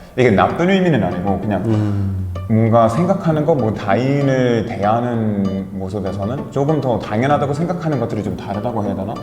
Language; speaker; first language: Korean; non-native, fluent; English